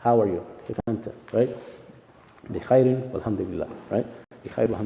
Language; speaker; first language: Arabic; non-native, learner; English